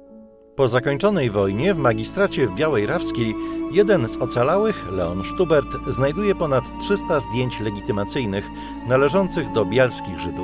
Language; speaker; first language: Polish; native; Polish